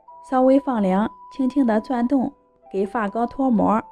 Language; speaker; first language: Chinese; native; Chinese